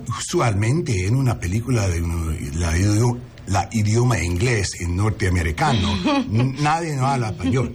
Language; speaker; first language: Spanish; early bilingual, heritage; English